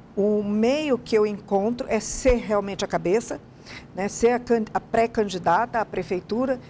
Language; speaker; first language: Portuguese; native; Portuguese